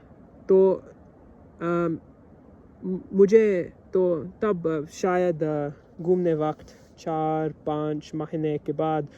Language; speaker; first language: Hindi; non-native, learner; English